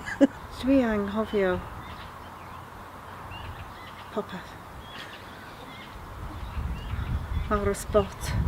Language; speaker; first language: Welsh; non-native, learner; English